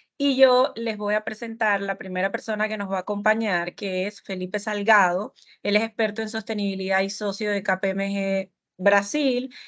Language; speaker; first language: Spanish; native; Spanish